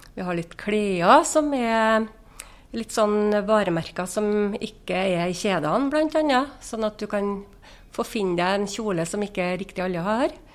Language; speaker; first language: Norwegian; native; Norwegian